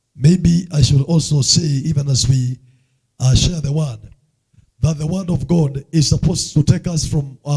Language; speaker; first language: English; non-native, local second language; Swahili